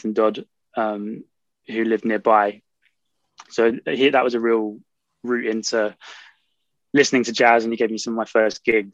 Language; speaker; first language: English; native; English